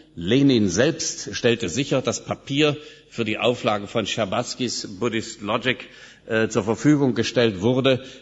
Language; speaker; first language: German; native; German